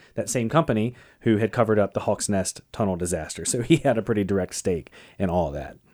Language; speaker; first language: English; native; English